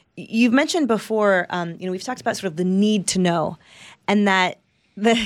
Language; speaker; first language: English; early bilingual, other home language; Italian